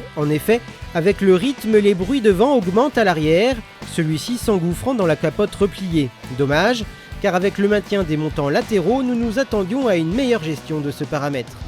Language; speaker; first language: French; native; French